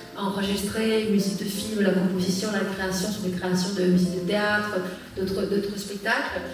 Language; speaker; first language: French; early bilingual, other home language; Spanish